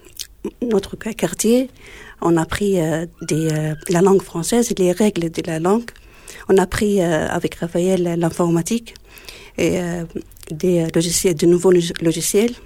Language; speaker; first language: French; non-native, learner; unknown